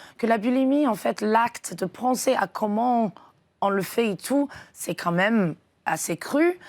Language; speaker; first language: French; non-native, fluent; English